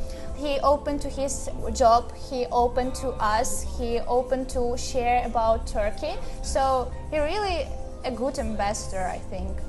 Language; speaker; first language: English; non-native, learner; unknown